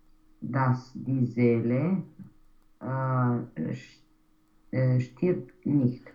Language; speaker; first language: German; non-native, learner; Romanian